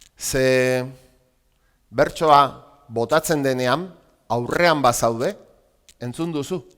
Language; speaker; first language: Basque; native; Basque